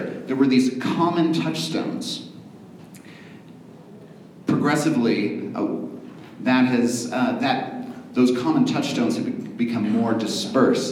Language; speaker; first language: English; native; English